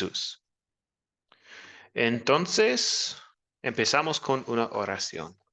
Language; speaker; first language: Spanish; non-native, fluent; English